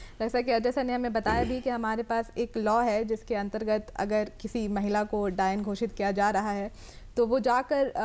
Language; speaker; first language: Hindi; native; Hindi